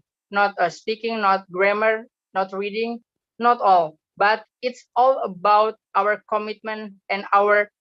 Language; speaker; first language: English; non-native, learner; Indonesian